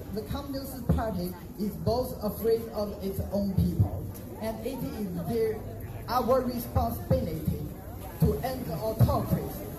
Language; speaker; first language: English; non-native, fluent; Chinese